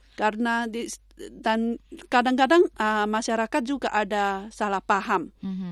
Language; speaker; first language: Indonesian; non-native, fluent; Chinese